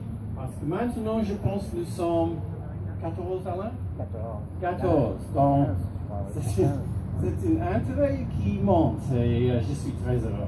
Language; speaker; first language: French; non-native, fluent; English